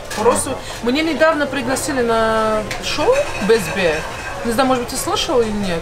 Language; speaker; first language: Russian; non-native, fluent; Persian